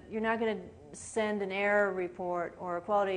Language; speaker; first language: English; native; English